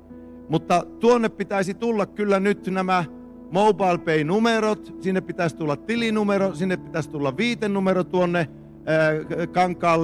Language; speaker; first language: Finnish; native; Finnish